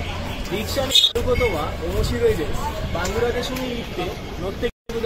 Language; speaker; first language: Japanese; non-native, learner; Bangla